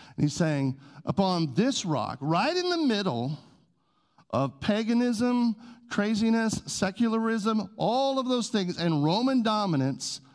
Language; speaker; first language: English; native; English